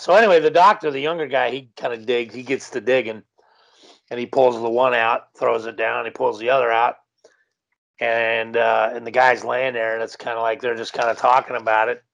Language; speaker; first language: English; native; English